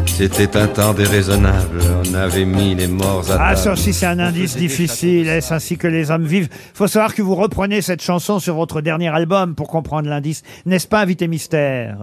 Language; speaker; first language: French; native; French